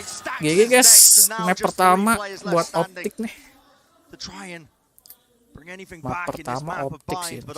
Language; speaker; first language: Indonesian; native; Indonesian